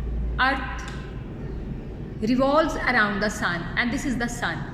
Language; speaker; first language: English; non-native, local second language; Urdu